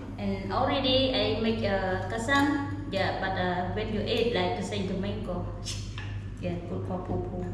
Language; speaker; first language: English; non-native, learner; Khmer